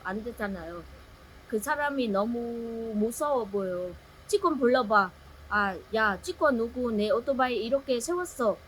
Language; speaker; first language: Korean; non-native, learner; Vietnamese